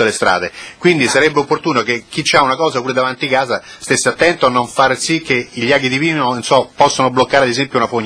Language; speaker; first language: Italian; native; Italian